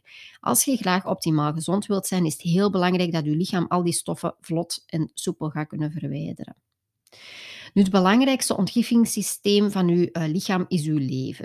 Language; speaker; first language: Dutch; native; Dutch